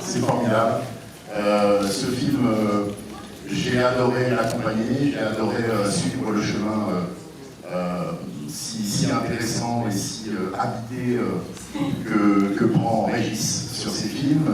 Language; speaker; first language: French; native; French